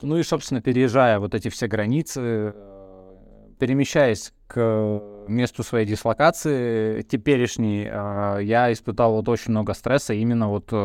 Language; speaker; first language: Russian; early bilingual, other home language; Bulgarian